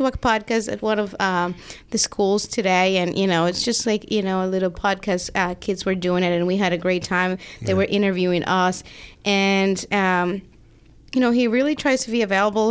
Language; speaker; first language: English; non-native, fluent; Spanish